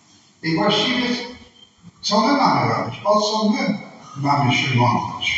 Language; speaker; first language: Polish; non-native, fluent; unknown